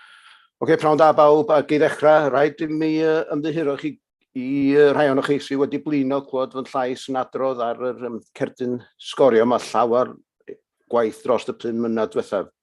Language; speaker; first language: Welsh; native; Welsh